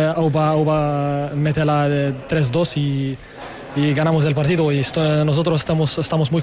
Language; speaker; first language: Spanish; non-native, learner; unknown